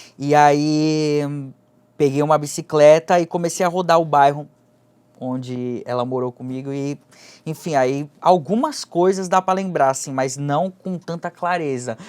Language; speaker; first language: Portuguese; early bilingual, other home language; Japanese